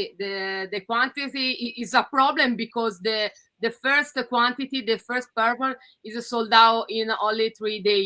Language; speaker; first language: English; non-native, learner; Italian